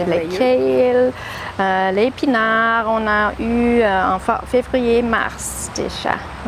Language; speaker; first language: French; non-native, learner; German